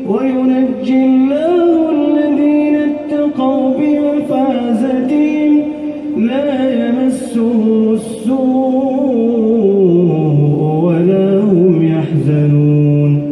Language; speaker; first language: Arabic; native; Arabic